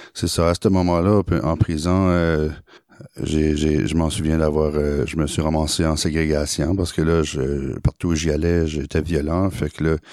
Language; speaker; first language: French; native; French